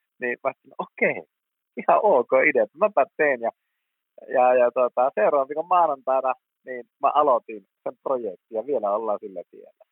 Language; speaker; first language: Finnish; native; Finnish